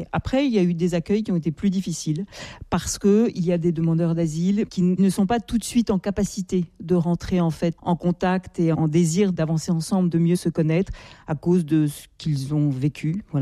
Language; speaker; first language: French; native; French